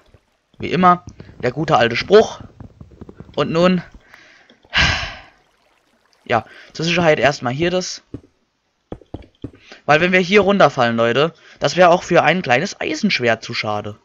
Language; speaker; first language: German; native; German